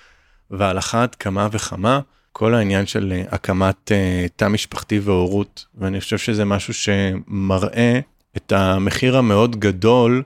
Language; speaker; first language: Hebrew; native; Hebrew